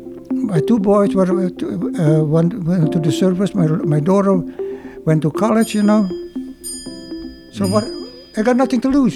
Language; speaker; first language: English; non-native, fluent; Dutch